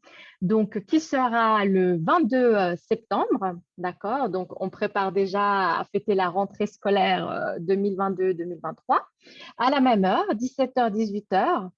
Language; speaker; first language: French; native; French